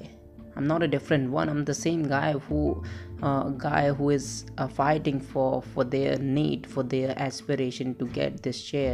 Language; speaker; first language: English; non-native, local second language; Hindi